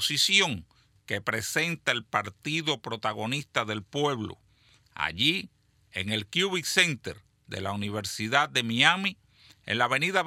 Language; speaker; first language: Spanish; native; Spanish